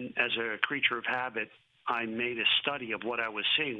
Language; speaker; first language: English; native; English